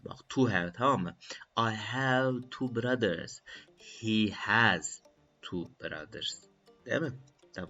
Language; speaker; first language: English; non-native, learner; Turkish